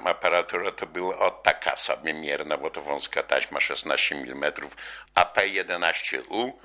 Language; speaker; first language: Polish; native; Polish